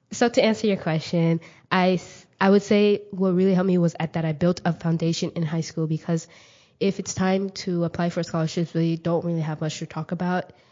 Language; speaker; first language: English; early bilingual, other home language; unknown